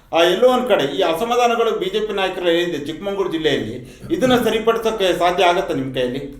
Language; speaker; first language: Kannada; native; Kannada